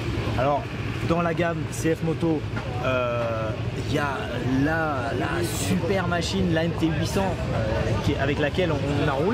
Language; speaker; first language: French; native; French